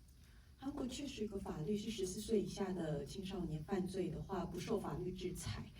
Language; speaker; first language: Chinese; native; Chinese